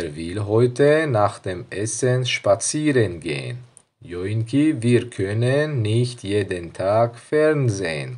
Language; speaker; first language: German; non-native, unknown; Tajik